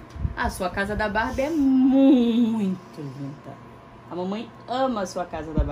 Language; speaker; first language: Portuguese; native; Portuguese